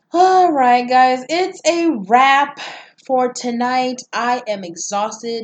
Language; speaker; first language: English; non-native, local second language; Swahili